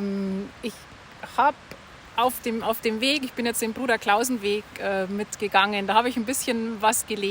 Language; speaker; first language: German; native; German